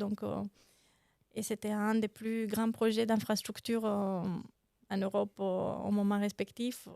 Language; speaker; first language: French; non-native, fluent; Romanian